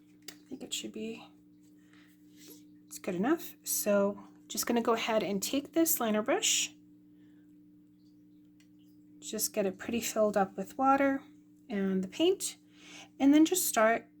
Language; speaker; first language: English; native; English